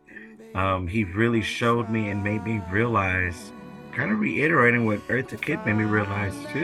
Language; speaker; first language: English; native; English